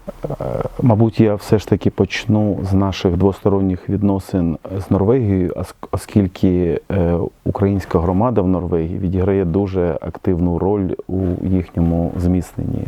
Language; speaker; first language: Ukrainian; native; Ukrainian